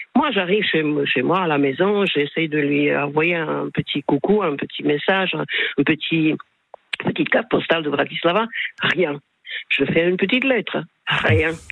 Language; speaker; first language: French; non-native, fluent; Slovak